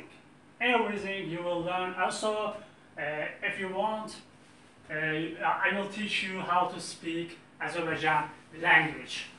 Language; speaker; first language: English; non-native, learner; Azerbaijani